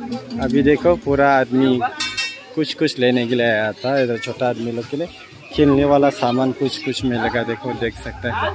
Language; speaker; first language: Hindi; non-native, local second language; Bodo